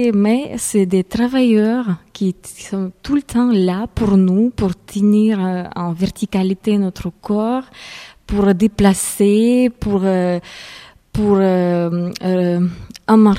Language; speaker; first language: French; non-native, fluent; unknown